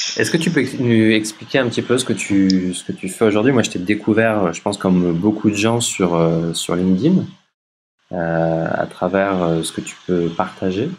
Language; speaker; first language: French; native; French